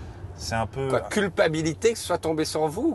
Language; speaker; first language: French; native; French